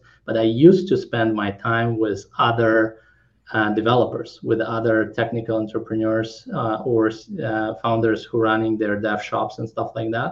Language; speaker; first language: English; non-native, fluent; Kazakh